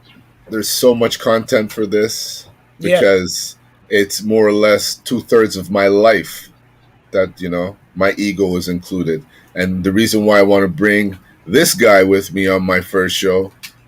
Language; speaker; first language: English; native; English